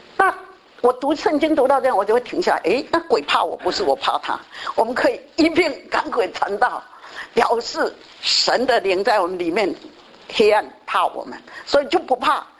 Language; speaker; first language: Chinese; native; Chinese